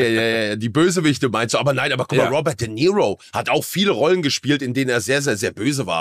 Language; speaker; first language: German; native; German